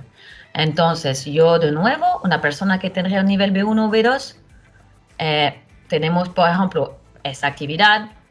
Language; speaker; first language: Spanish; non-native, fluent; French